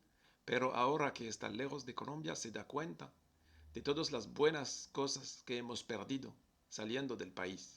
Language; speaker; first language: Spanish; non-native, fluent; French